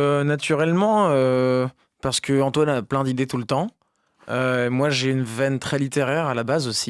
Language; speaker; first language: French; native; French